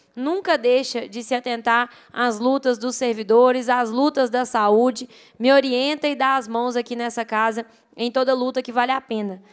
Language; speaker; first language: Portuguese; native; Portuguese